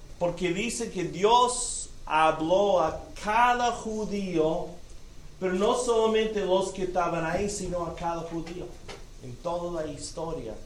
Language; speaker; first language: Spanish; non-native, fluent; English